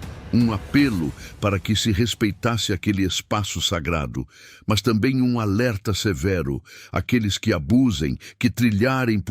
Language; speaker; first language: Portuguese; native; Portuguese